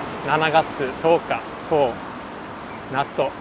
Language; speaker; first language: Japanese; non-native, fluent; English